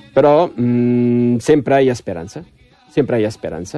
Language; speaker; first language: Catalan; non-native, fluent; Riffian